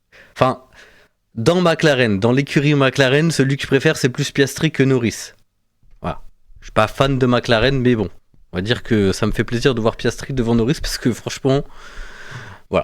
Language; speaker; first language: French; native; French